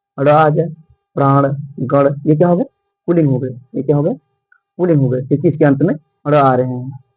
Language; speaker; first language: Hindi; native; Hindi